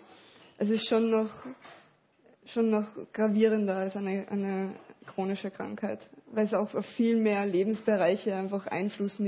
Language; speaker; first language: German; native; German